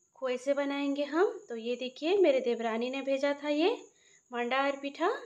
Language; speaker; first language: Hindi; non-native, local second language; Odia